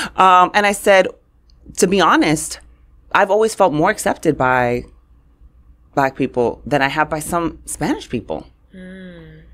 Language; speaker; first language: English; native; English